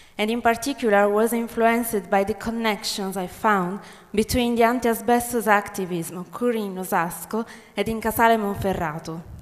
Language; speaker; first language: English; non-native, fluent; Italian